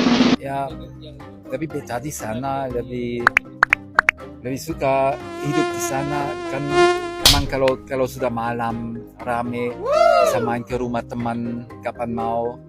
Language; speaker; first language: Indonesian; non-native, fluent; German